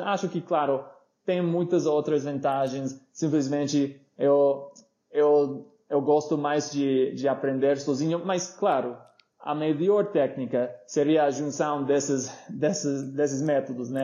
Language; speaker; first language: Portuguese; non-native, fluent; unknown